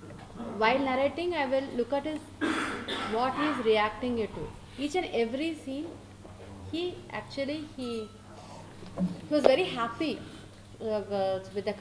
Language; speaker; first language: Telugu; non-native, learner; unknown